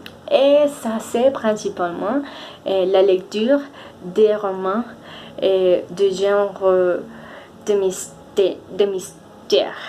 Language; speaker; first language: French; non-native, fluent; Spanish